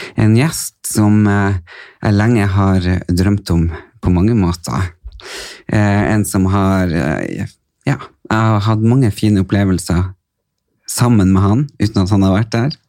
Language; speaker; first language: Norwegian; native; Norwegian